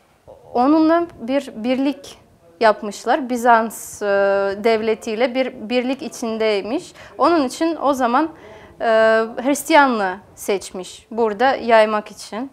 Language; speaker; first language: Turkish; non-native, fluent; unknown